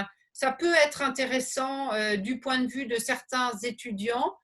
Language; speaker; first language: French; native; French